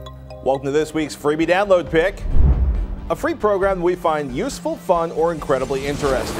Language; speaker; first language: English; native; English